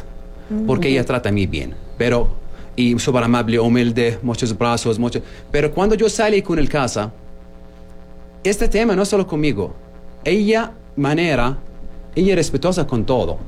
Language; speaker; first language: Spanish; non-native, learner; Arabic